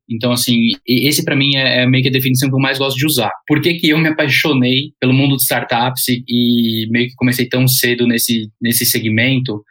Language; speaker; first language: Portuguese; early bilingual, heritage; Portuguese